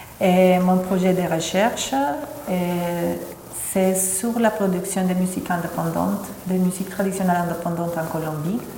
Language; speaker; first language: French; non-native, fluent; Spanish